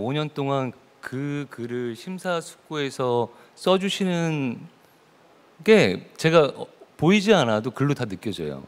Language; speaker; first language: Korean; native; Korean